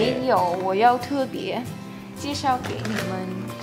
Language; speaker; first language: Chinese; non-native, fluent; Vietnamese